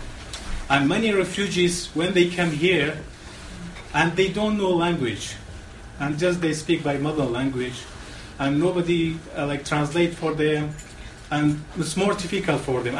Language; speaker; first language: English; non-native, learner; Arabic